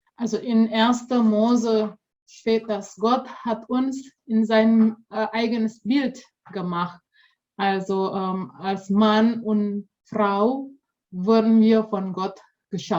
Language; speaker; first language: German; non-native, fluent; Indonesian